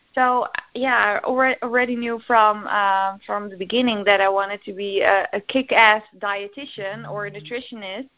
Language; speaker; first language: English; non-native, fluent; Dutch